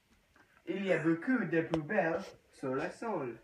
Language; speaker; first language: French; non-native, learner; English